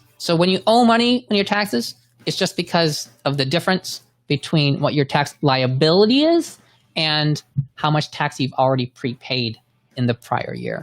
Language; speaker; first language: English; native; English